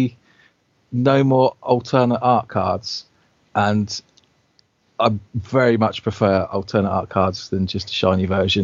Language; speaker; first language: English; native; English